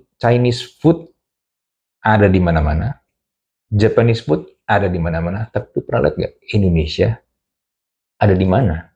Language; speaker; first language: Indonesian; native; Indonesian